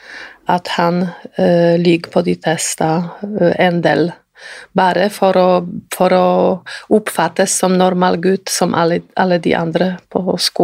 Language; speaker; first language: Norwegian; non-native, fluent; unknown